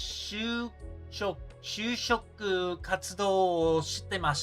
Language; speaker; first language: Japanese; non-native, learner; English